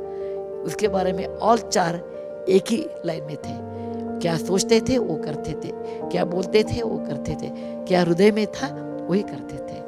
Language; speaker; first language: Hindi; non-native, local second language; Kannada